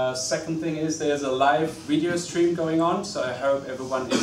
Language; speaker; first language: English; non-native, fluent; German